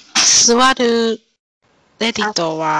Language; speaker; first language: Japanese; non-native, learner; Chinese